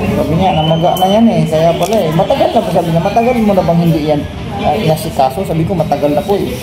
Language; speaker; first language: Filipino; native; Filipino